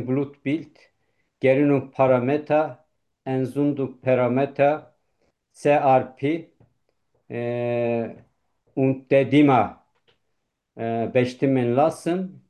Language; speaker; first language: German; non-native, learner; Turkish